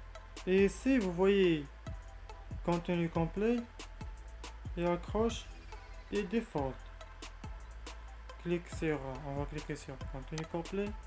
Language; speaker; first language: French; non-native, learner; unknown